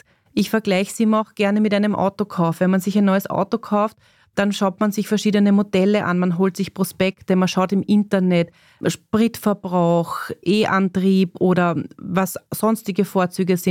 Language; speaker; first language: German; native; German